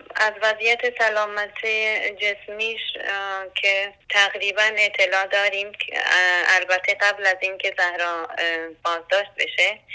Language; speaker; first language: Persian; non-native, local second language; Central Kurdish